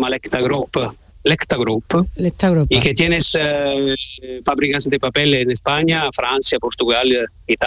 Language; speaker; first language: Spanish; non-native, learner; Italian